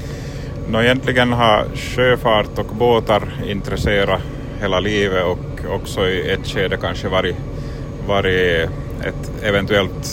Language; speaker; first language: Swedish; native; Swedish